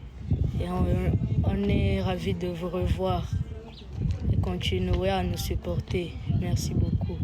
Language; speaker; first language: French; non-native, local second language; Kinyarwanda